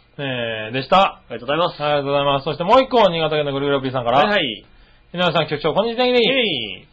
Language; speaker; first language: Japanese; native; Japanese